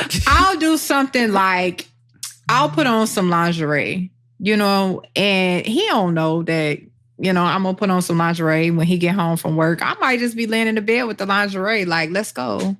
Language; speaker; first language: English; native; English